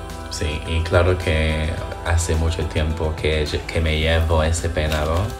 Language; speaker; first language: Spanish; non-native, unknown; English